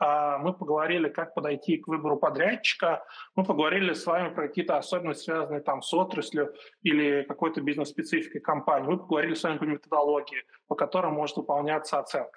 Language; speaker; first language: Russian; native; Russian